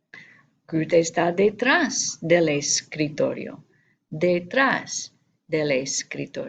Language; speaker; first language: Spanish; non-native, fluent; English